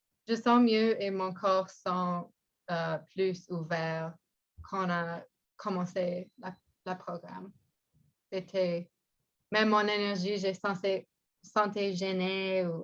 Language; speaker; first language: French; non-native, learner; English